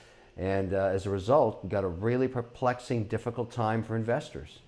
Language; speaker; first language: English; native; English